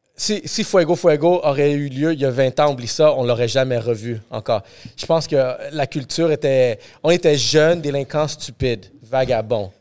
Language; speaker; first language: French; non-native, fluent; English